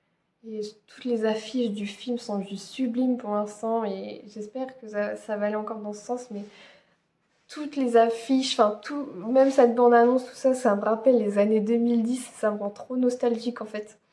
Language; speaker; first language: French; native; French